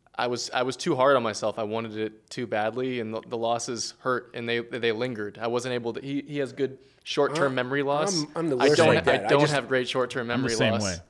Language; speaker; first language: English; native; English